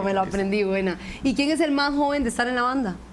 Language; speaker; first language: Spanish; native; Spanish